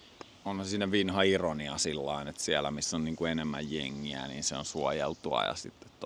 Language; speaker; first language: Finnish; native; Finnish